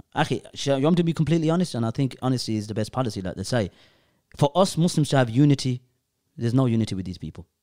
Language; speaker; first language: English; early bilingual, other home language; Urdu